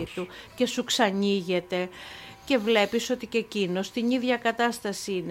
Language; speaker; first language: Greek; native; Greek